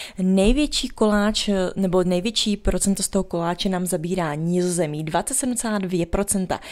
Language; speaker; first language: Czech; native; Czech